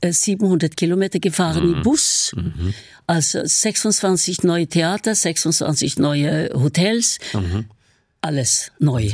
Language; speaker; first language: German; non-native, fluent; Norwegian